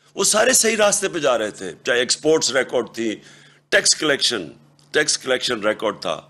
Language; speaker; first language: Urdu; native; Urdu